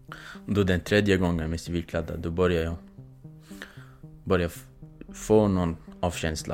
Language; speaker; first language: Swedish; non-native, fluent; Kurdish